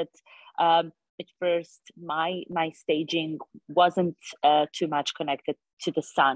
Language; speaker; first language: English; non-native, fluent; Serbian